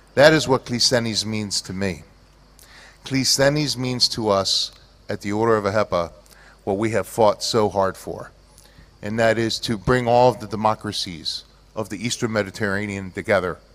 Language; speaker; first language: English; early bilingual, other home language; Greek